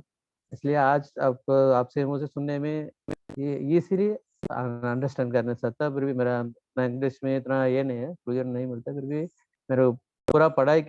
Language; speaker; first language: Hindi; non-native, local second language; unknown